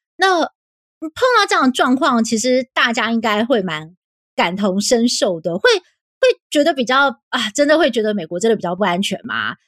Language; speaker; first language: Chinese; native; Chinese